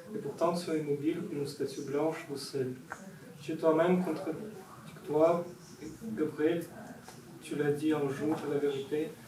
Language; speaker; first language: French; non-native, learner; Russian